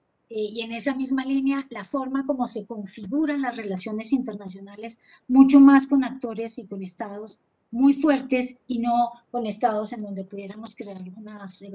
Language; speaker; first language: Spanish; native; Spanish